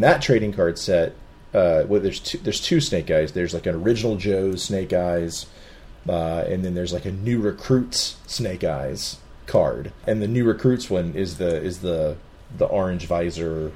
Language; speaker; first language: English; native; English